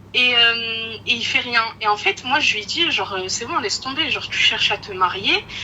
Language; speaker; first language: French; early bilingual, other home language; Arabic